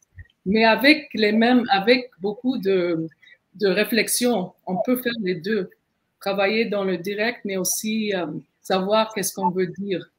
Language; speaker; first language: French; non-native, fluent; Arabic